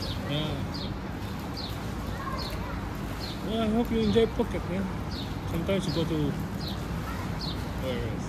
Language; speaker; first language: English; non-native, learner; Filipino